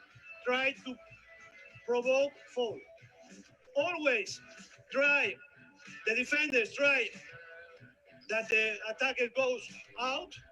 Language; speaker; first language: English; non-native, learner; Spanish